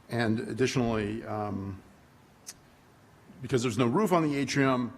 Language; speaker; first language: English; native; English